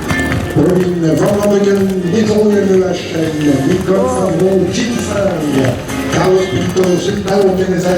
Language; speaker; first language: French; native; French